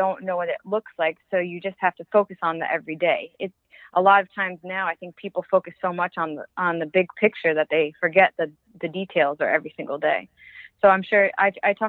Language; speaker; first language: English; native; English